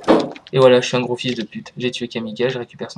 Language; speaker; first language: French; native; French